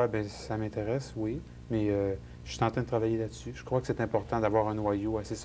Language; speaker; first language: French; native; French